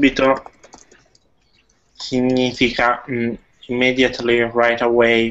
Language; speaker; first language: English; non-native, fluent; Italian